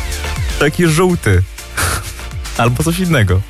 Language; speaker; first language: Polish; native; Polish